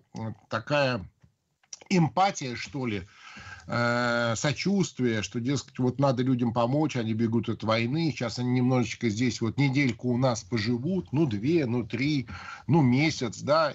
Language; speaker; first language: Russian; native; Russian